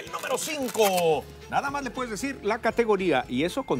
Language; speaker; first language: Spanish; native; Spanish